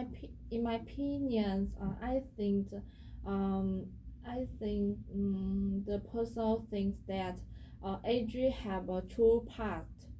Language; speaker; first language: English; non-native, learner; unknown